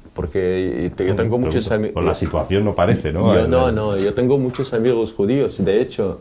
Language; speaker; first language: Spanish; non-native, fluent; Arabic